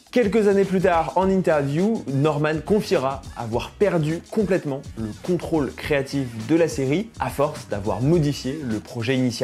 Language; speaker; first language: French; native; French